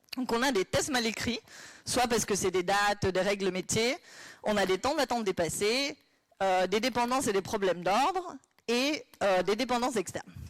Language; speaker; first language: French; non-native, fluent; Spanish